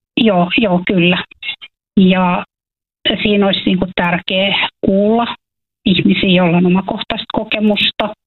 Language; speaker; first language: Finnish; native; Finnish